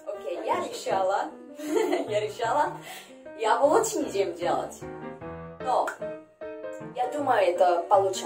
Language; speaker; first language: Russian; non-native, learner; Korean